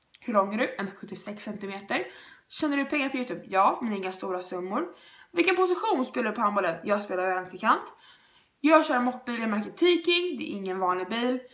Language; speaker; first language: Swedish; native; Swedish